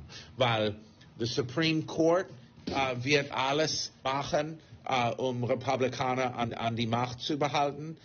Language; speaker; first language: German; non-native, fluent; English